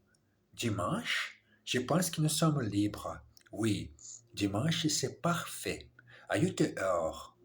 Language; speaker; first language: French; non-native, learner; English